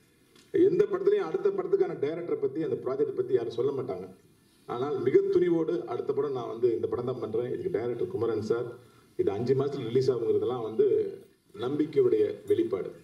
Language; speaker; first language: Tamil; native; Tamil